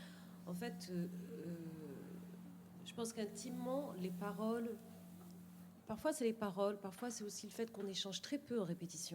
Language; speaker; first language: French; native; French